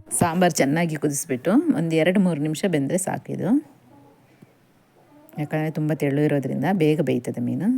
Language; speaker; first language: Kannada; native; Kannada